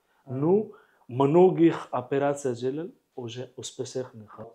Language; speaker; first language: Russian; non-native, learner; Hindi